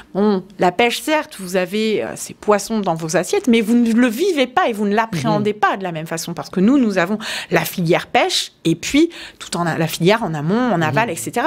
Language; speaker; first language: French; native; French